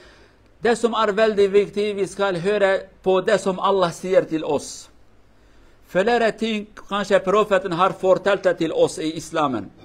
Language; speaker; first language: Swedish; non-native, learner; Kurdish